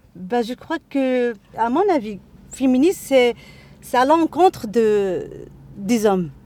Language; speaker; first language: French; non-native, local second language; Arabic